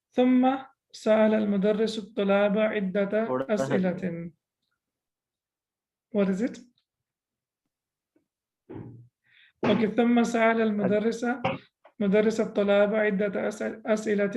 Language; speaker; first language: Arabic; non-native, fluent; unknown